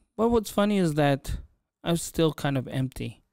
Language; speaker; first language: English; native; English